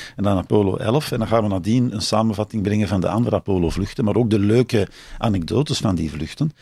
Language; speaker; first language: Dutch; native; Dutch